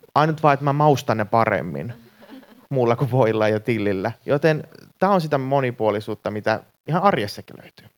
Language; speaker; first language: Finnish; native; Finnish